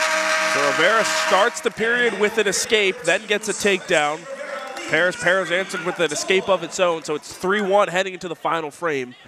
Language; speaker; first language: English; native; English